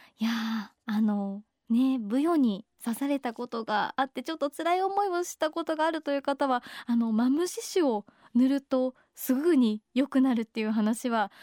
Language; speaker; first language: Japanese; native; Japanese